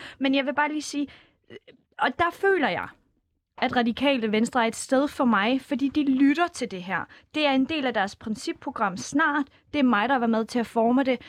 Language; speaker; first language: Danish; early bilingual, other home language; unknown